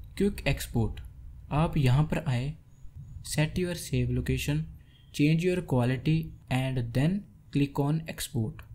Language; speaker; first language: Hindi; native; Hindi